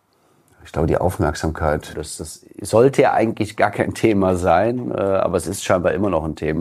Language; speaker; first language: German; native; German